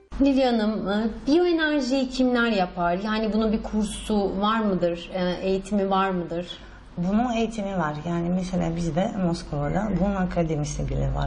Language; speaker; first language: Turkish; non-native, fluent; Russian